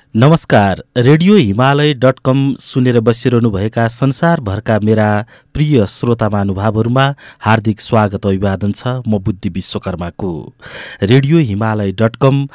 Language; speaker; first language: Nepali; native; Nepali